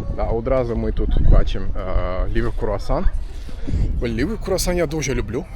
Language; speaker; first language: Ukrainian; non-native, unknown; Turkish